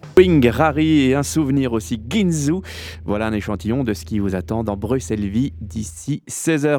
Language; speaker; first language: French; native; French